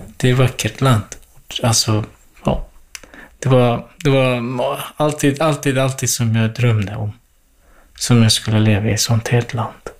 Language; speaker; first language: Swedish; non-native, fluent; Kurdish